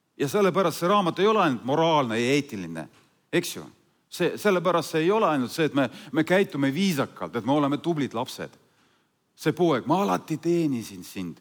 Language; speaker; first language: Estonian; non-native, fluent; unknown